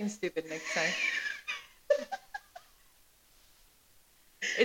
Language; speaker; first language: English; early bilingual, other home language; Spanish